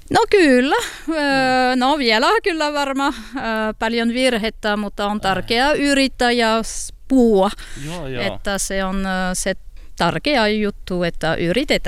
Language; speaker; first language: Finnish; non-native, learner; French